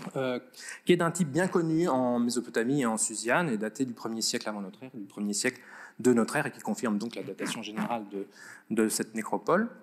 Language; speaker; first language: French; native; French